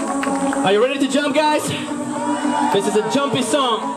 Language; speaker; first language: English; non-native, learner; Ukrainian